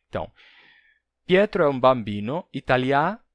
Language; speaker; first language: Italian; non-native, fluent; Portuguese